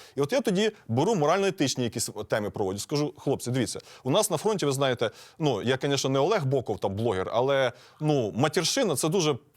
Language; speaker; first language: Ukrainian; native; Ukrainian